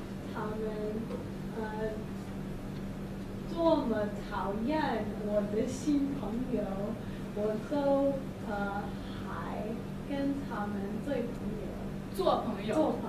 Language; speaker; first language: Chinese; non-native, learner; English